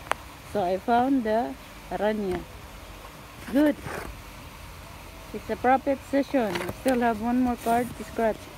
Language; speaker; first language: English; non-native, local second language; Filipino